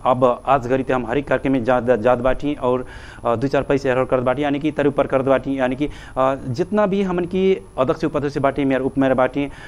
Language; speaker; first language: Bhojpuri; native; Bhojpuri